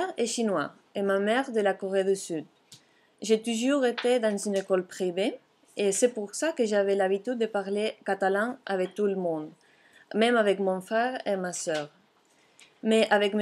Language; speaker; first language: French; non-native, fluent; Catalan